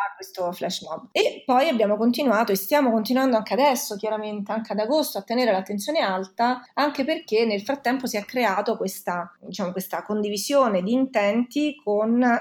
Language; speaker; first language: Italian; native; Italian